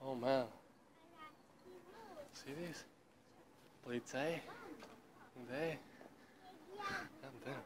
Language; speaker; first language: English; non-native, learner; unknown